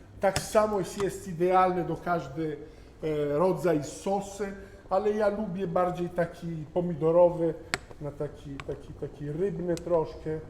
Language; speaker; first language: Polish; non-native, learner; Italian